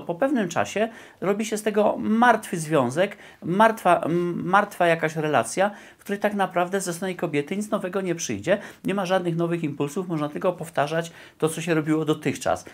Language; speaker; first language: Polish; native; Polish